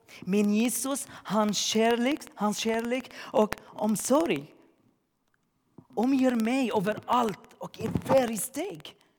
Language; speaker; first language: Swedish; non-native, learner; Arabic